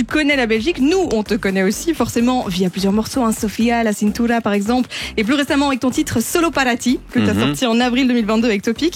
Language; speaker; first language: French; native; French